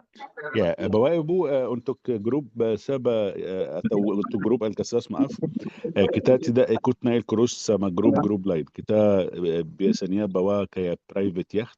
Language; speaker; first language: Indonesian; non-native, fluent; Arabic